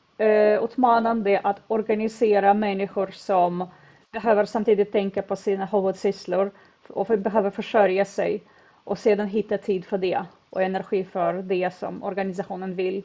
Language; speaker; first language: Swedish; non-native, fluent; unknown